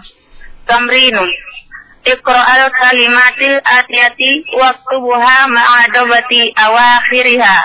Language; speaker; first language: Arabic; non-native, learner; Indonesian